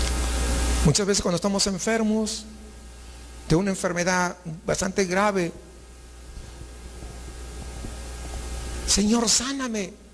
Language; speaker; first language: Spanish; native; Spanish